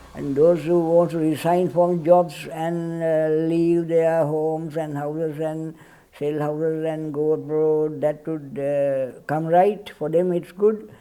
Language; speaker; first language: English; non-native, local second language; Sinhala